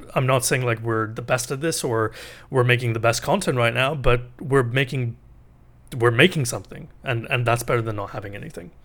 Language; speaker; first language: English; native; English